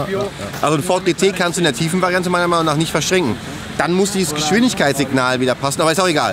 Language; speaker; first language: German; native; German